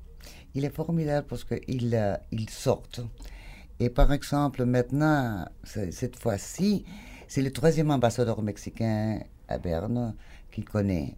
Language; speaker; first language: French; non-native, fluent; Spanish